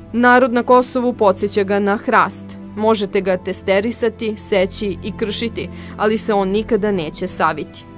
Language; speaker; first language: Serbian; native; Serbian